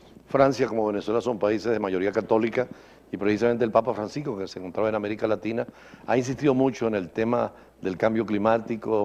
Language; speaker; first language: Spanish; native; Spanish